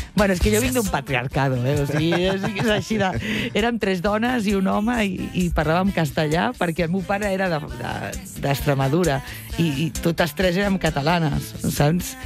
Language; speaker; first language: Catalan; non-native, local second language; Spanish